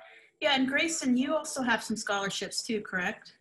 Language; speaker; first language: English; native; English